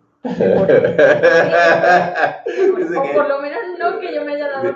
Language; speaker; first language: Spanish; native; Spanish